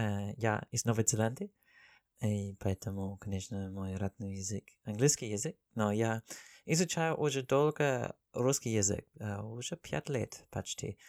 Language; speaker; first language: Russian; non-native, learner; English